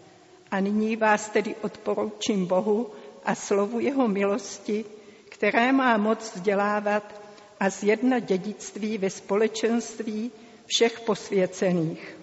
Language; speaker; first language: Czech; native; Czech